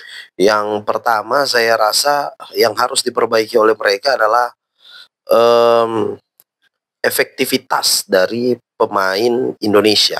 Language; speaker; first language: Indonesian; native; Indonesian